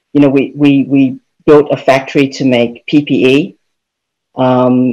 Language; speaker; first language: English; native; English